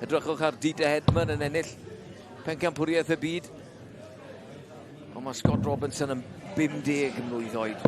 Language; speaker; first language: Welsh; native; Welsh